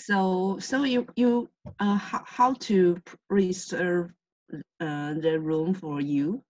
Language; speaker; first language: English; non-native, learner; Chinese